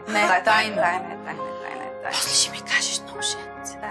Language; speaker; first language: Bulgarian; native; Bulgarian